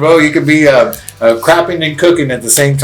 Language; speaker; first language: English; native; English